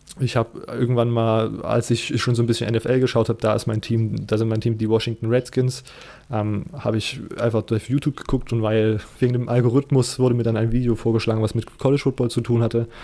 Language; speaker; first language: German; native; German